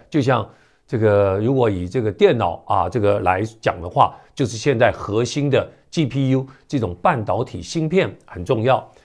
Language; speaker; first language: Chinese; native; Chinese